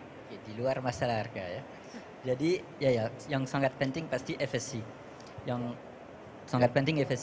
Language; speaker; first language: Indonesian; non-native, fluent; French